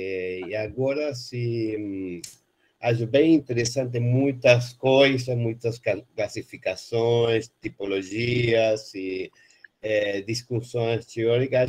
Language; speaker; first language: Portuguese; non-native, fluent; Spanish